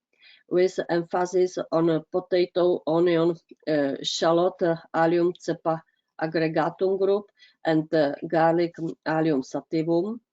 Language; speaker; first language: English; non-native, fluent; Czech